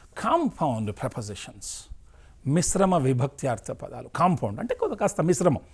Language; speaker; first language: Telugu; native; Telugu